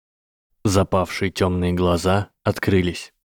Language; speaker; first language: Russian; native; Russian